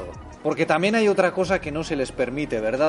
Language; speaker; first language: Spanish; native; Spanish